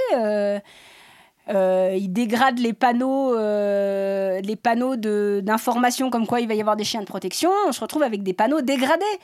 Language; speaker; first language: French; native; French